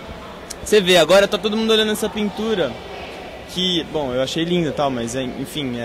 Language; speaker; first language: Portuguese; native; Portuguese